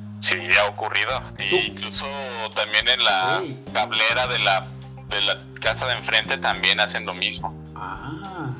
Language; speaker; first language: Spanish; native; Spanish